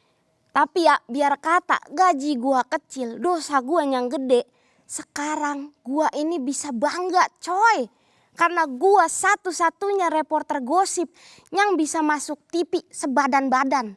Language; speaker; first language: Indonesian; native; Indonesian